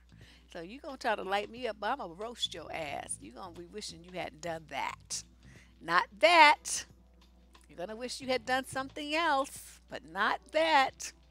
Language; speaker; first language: English; native; English